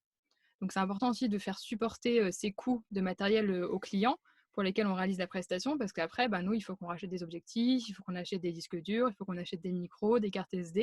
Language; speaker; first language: French; native; French